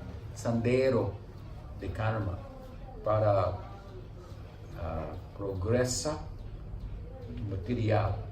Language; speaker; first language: Spanish; non-native, learner; English